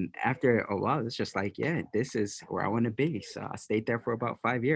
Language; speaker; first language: English; native; English